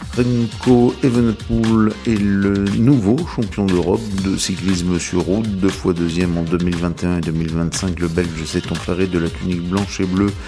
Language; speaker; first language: French; native; French